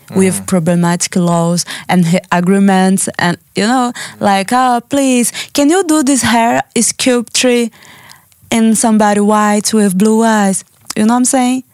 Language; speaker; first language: English; non-native, learner; Portuguese